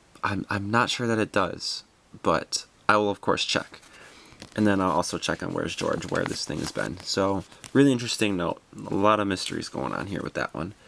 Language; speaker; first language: English; native; English